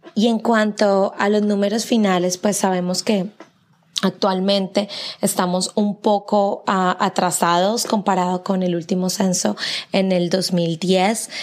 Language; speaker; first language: Spanish; native; Spanish